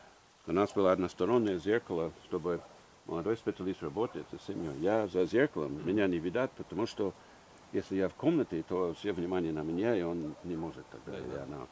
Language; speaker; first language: Russian; early bilingual, heritage; English